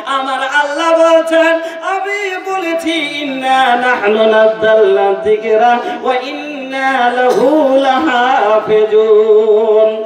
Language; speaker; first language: Bangla; non-native, local second language; Bhojpuri